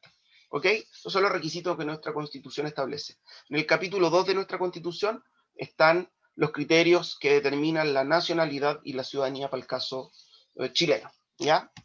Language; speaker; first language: Spanish; native; Spanish